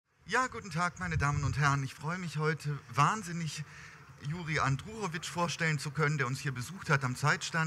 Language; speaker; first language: German; native; German